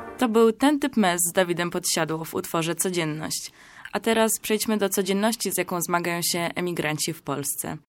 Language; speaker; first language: Polish; native; Polish